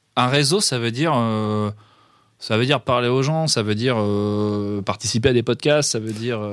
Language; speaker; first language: French; native; French